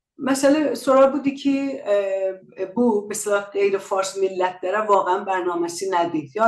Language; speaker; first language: Azerbaijani; native; Azerbaijani